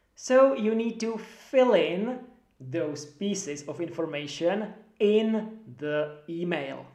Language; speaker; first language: English; non-native, fluent; Czech